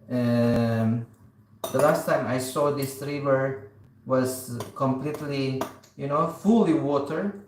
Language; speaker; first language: English; non-native, local second language; Filipino